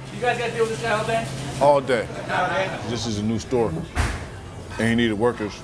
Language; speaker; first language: English; native; English